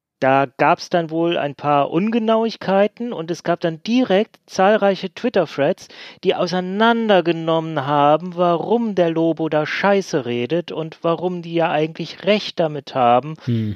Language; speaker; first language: German; native; German